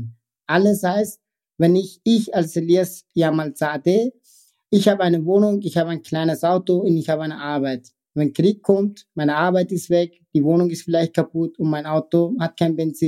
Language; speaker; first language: German; non-native, fluent; Persian